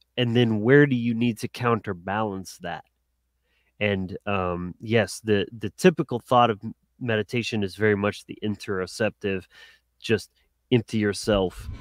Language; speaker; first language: English; native; English